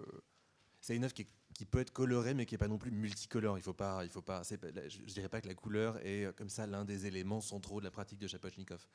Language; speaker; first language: French; native; French